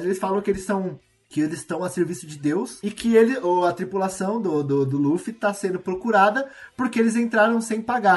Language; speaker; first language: Portuguese; native; Portuguese